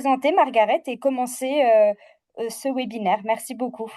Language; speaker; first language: French; native; French